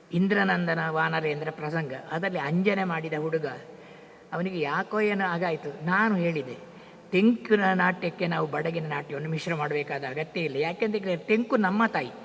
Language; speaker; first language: Kannada; non-native, local second language; Tulu